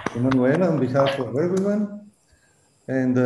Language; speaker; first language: English; non-native, fluent; Italian